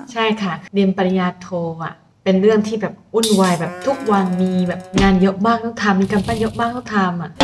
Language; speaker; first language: Thai; non-native, fluent; Chinese